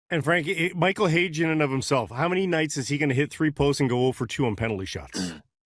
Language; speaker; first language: English; native; English